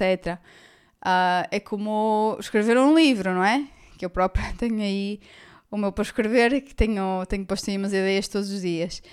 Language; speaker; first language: Portuguese; native; Portuguese